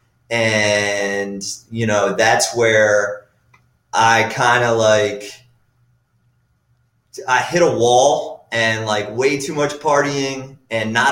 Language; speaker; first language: English; native; English